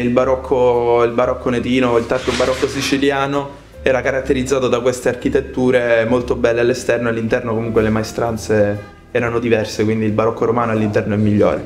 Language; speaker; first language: Italian; native; Italian